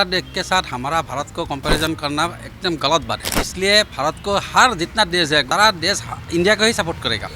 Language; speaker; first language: Hindi; non-native, local second language; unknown